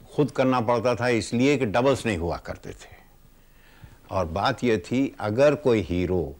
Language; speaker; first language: Hindi; non-native, local second language; Telugu